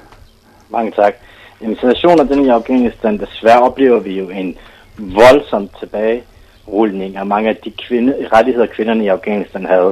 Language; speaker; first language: Danish; non-native, fluent; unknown